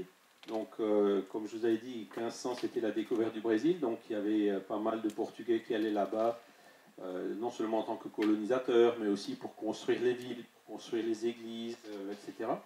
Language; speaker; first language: French; native; French